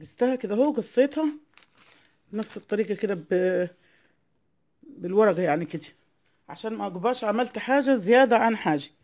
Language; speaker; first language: Arabic; native; Arabic